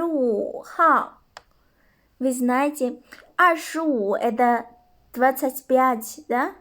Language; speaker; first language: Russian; non-native, local second language; Kyrgyz